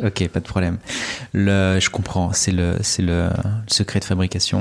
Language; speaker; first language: French; native; French